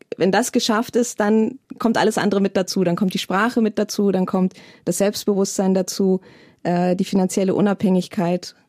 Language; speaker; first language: German; native; German